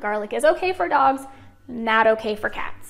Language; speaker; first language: English; native; English